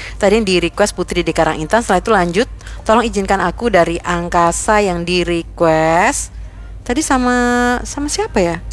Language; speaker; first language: Indonesian; native; Indonesian